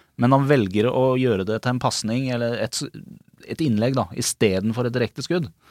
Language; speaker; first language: Norwegian; native; Norwegian